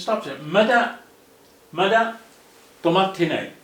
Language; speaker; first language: Japanese; non-native, fluent; Arabic